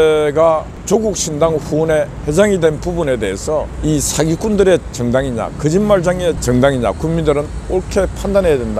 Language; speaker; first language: Korean; native; Korean